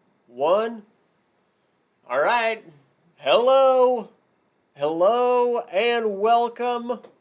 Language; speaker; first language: English; native; English